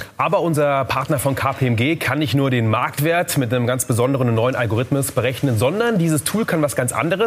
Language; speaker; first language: German; native; German